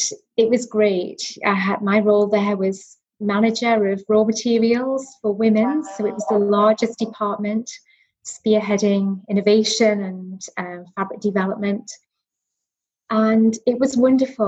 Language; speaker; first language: English; native; English